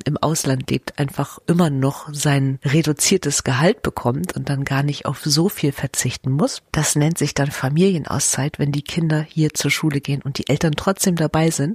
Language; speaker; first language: German; native; German